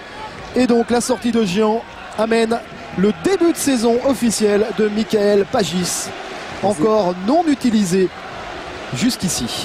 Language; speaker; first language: French; native; French